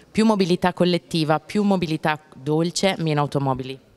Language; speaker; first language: Italian; native; Italian